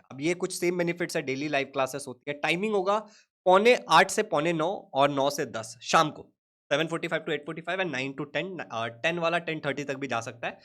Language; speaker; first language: Hindi; native; Hindi